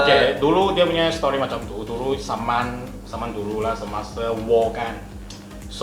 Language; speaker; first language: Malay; non-native, local second language; Chinese